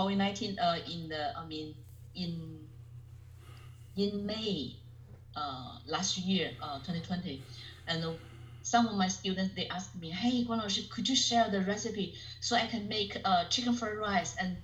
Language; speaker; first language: English; non-native, fluent; Chinese